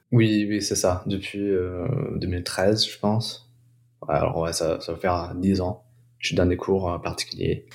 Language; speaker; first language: French; non-native, fluent; English